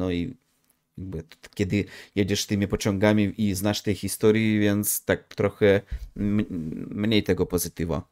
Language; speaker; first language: Polish; non-native, fluent; Russian